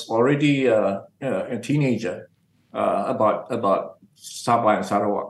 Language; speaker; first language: English; non-native, local second language; Min Nan Chinese